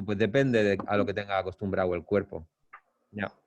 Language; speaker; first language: Spanish; native; Spanish